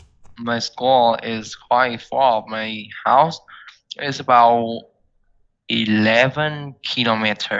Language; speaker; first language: English; non-native, learner; Vietnamese